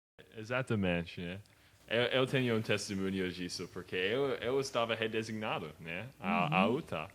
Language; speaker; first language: Portuguese; non-native, learner; English